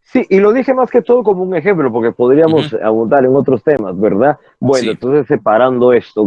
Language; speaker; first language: Spanish; native; Spanish